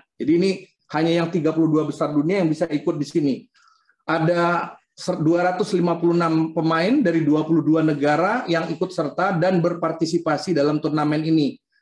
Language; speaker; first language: Indonesian; native; Indonesian